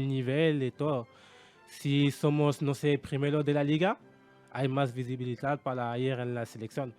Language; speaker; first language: Spanish; non-native, learner; French